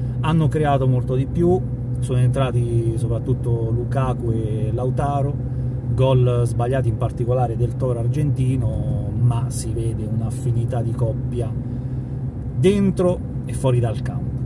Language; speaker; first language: Italian; native; Italian